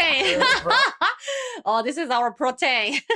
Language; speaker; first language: English; non-native, fluent; Japanese